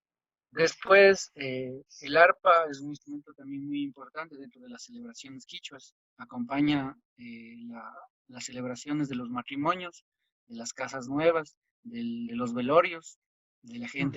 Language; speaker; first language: Spanish; non-native, local second language; Quechua